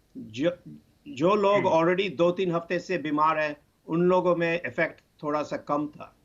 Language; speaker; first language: Hindi; non-native, local second language; Bangla